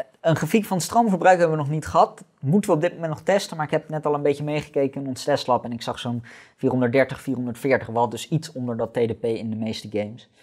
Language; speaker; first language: Dutch; native; Dutch